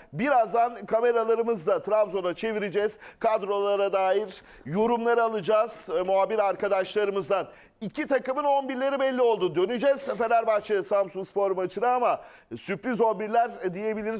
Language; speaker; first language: Turkish; native; Turkish